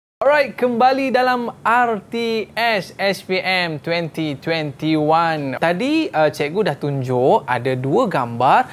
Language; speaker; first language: Malay; native; Malay